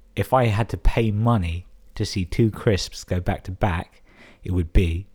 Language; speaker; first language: English; native; English